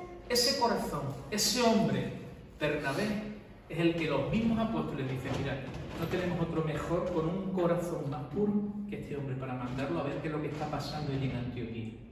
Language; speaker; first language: Spanish; native; Spanish